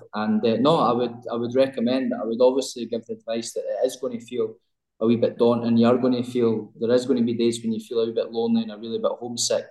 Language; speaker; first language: English; native; English